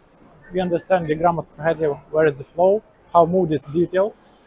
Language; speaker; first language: English; non-native, learner; Ukrainian